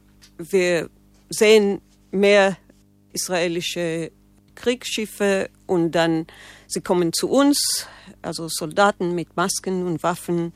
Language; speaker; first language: German; non-native, fluent; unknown